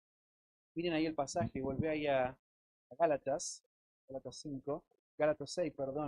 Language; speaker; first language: Spanish; native; Spanish